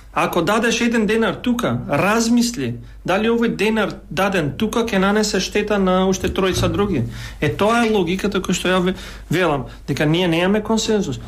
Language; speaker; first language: Macedonian; non-native, local second language; Albanian